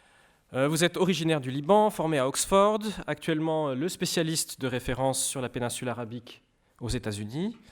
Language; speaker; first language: French; native; French